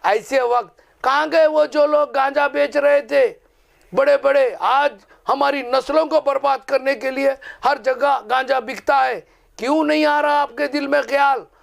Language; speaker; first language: Urdu; native; Urdu